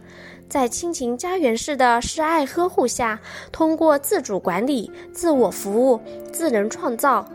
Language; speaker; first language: Chinese; native; Chinese